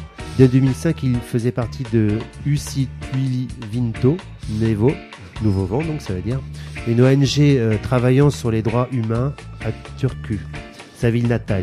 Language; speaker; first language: French; native; French